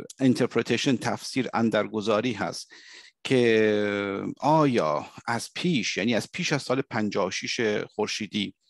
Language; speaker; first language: Persian; native; Persian